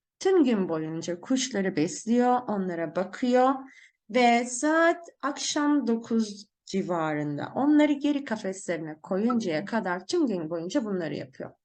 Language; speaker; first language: Turkish; native; Turkish